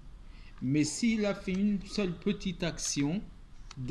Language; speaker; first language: French; native; French